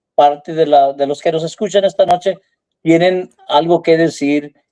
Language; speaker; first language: Spanish; early bilingual, heritage; Spanish